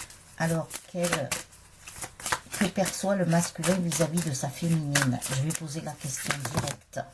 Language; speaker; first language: French; native; French